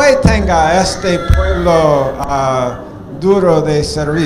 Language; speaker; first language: Spanish; non-native, fluent; English